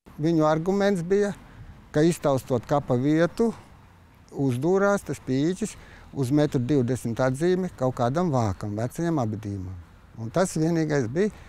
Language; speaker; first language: Latvian; native; Latvian